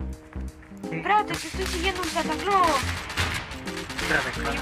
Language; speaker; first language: Spanish; native; Spanish